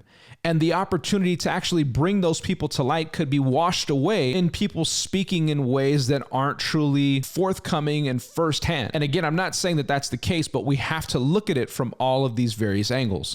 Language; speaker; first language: English; native; English